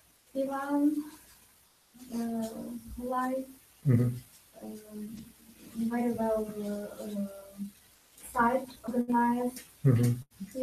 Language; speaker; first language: English; non-native, learner; Ukrainian